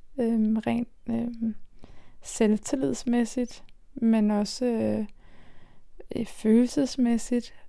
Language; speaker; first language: Danish; early bilingual, other home language; Turkish